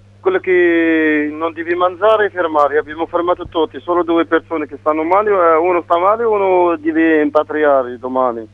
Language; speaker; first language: Italian; non-native, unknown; Arabic